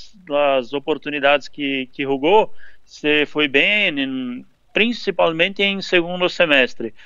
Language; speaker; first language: Spanish; non-native, learner; Portuguese